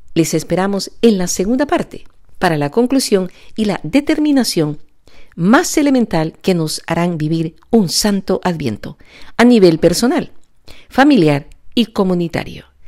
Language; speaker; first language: Spanish; native; Spanish